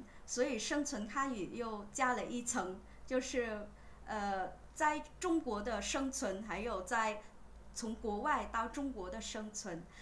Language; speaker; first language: Chinese; non-native, fluent; Vietnamese